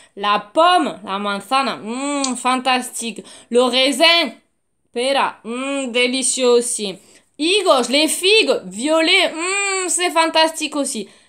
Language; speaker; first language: French; native; French